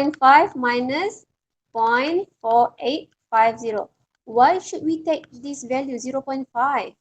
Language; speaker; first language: English; non-native, local second language; Malay